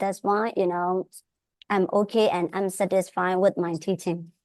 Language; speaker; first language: English; non-native, fluent; Burmese